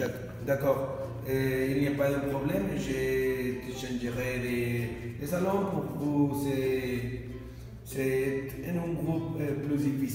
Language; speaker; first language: French; non-native, learner; Spanish